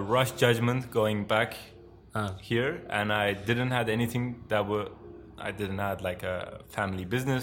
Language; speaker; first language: English; non-native, fluent; Turkish